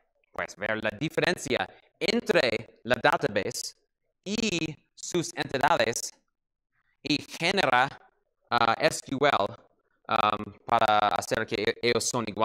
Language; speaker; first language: Spanish; non-native, learner; English